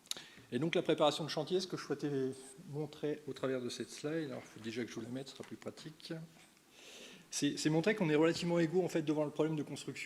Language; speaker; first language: French; native; French